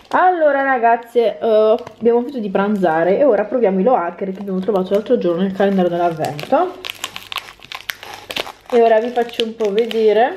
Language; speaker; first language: Italian; native; Italian